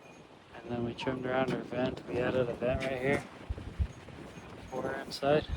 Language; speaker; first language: English; native; English